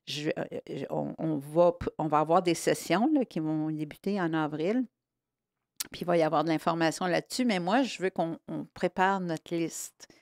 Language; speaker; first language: French; native; French